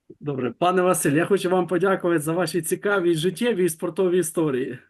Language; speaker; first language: Ukrainian; native; Ukrainian